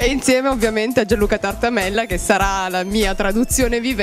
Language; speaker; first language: Italian; native; Italian